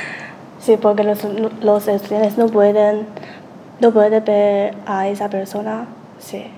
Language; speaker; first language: Spanish; non-native, learner; Chinese